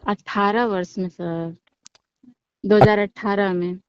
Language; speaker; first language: Hindi; native; Hindi